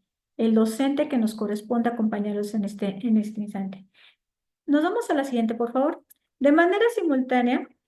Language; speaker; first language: Spanish; native; Spanish